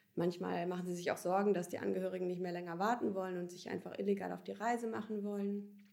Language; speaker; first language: German; native; German